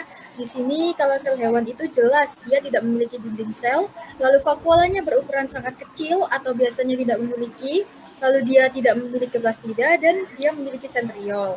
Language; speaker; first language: Indonesian; native; Indonesian